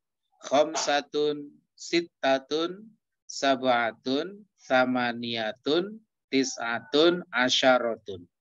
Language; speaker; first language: Arabic; non-native, fluent; Indonesian